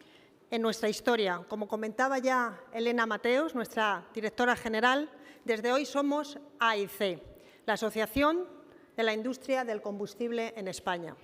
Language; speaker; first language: Spanish; native; Spanish